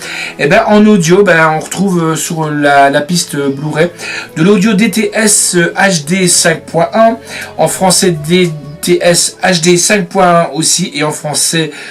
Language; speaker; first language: French; native; French